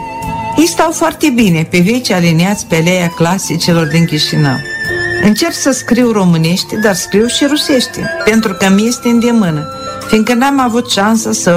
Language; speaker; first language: Romanian; non-native, local second language; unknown